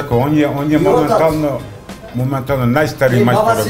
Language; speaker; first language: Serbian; non-native, learner; Macedonian